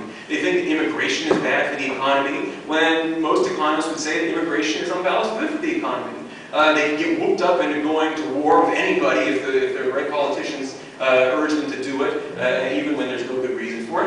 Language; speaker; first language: English; native; English